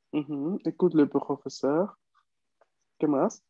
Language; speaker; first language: French; non-native, fluent; Spanish